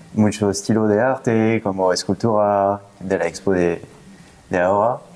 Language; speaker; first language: Spanish; non-native, fluent; French